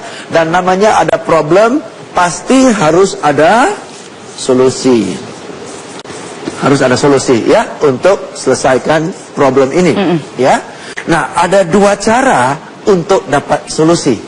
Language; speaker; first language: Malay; non-native, fluent; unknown